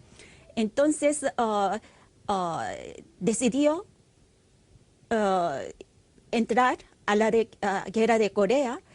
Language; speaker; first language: Spanish; non-native, fluent; Korean